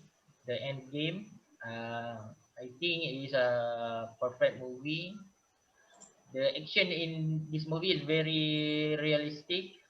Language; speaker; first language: English; non-native, learner; Malay